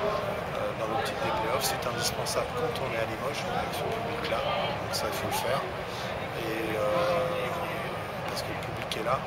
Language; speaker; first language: French; native; French